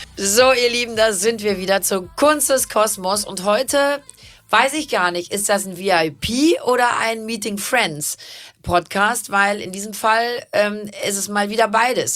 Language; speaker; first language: German; native; German